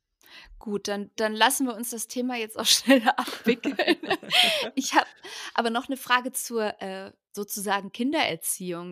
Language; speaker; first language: German; native; German